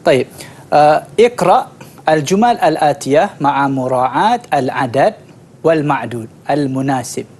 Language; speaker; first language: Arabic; non-native, fluent; Malay